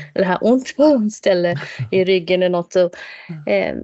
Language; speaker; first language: Swedish; non-native, fluent; English